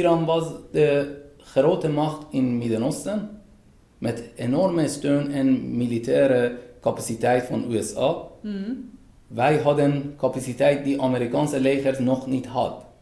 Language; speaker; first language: Dutch; non-native, fluent; Persian